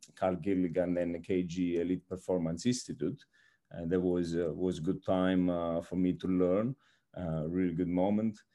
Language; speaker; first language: English; non-native, fluent; Italian